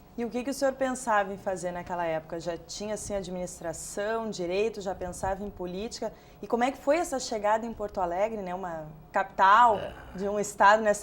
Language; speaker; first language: Portuguese; native; Portuguese